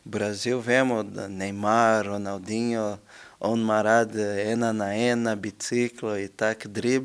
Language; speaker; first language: Slovenian; non-native, learner; Portuguese